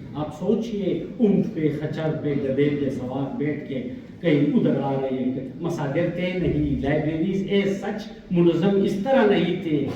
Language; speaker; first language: Urdu; non-native, local second language; Pashto